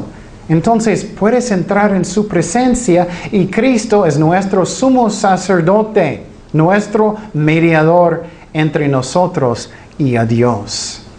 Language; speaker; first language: Spanish; non-native, fluent; English